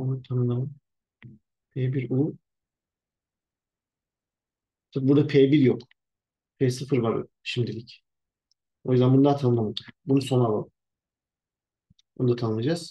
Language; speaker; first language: Turkish; native; Turkish